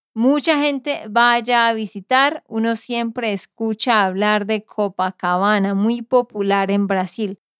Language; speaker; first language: Spanish; native; Spanish